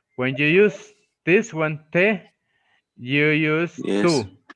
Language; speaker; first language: English; non-native, fluent; Spanish